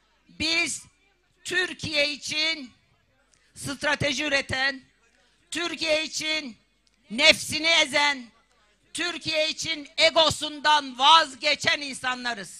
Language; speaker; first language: Turkish; native; Turkish